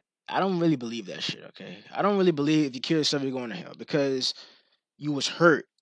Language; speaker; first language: English; native; English